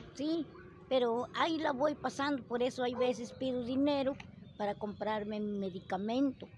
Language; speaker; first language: Spanish; native; Spanish